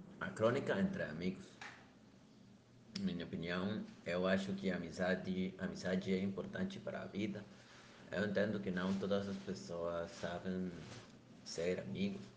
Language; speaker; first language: Portuguese; non-native, learner; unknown